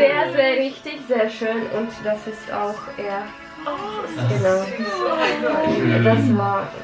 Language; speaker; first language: German; non-native, fluent; Russian